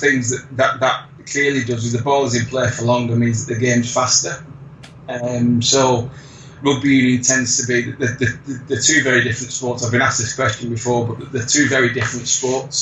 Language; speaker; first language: English; native; English